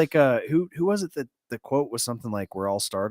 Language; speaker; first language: English; native; English